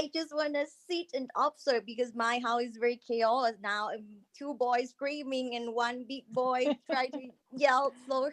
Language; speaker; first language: English; non-native, learner; Thai